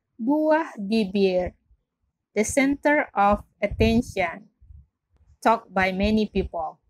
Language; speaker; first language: English; non-native, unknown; Indonesian